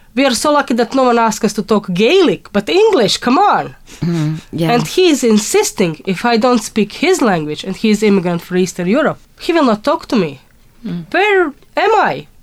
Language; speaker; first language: English; non-native, fluent; Croatian